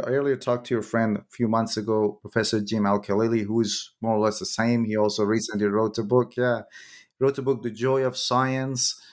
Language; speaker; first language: English; non-native, fluent; Persian